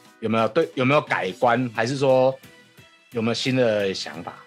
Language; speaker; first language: Chinese; native; Chinese